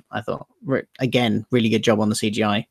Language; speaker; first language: English; native; English